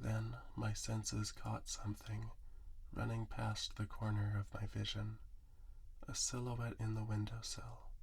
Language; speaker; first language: English; native; English